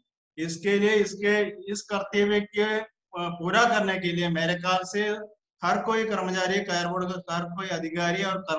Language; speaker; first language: Hindi; non-native, local second language; Malayalam